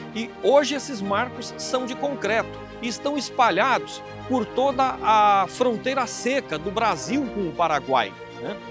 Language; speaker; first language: Portuguese; native; Portuguese